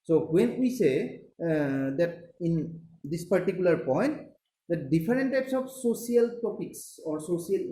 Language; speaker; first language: English; non-native, local second language; Assamese